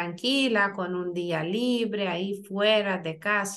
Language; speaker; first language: Spanish; non-native, fluent; Lithuanian